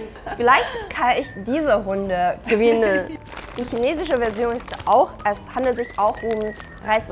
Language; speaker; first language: German; non-native, fluent; Chinese